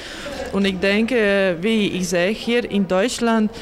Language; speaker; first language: German; non-native, learner; Latvian